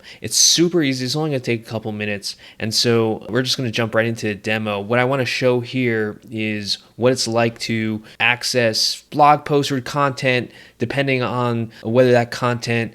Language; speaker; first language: English; native; English